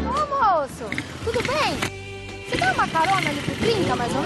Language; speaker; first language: Portuguese; native; Portuguese